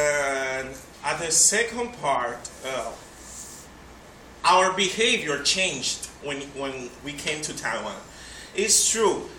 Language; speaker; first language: English; non-native, fluent; Spanish